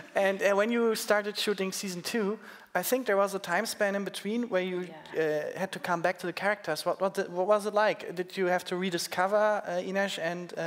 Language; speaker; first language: English; non-native, fluent; German